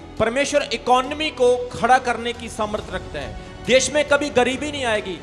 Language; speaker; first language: Hindi; non-native, local second language; Punjabi